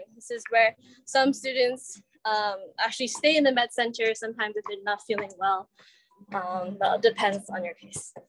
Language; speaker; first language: English; native; English